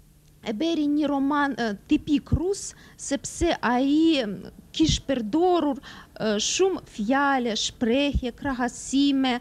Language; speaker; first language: Albanian; non-native, fluent; Russian